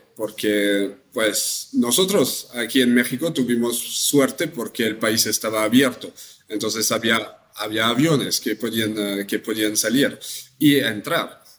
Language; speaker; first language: Spanish; non-native, fluent; French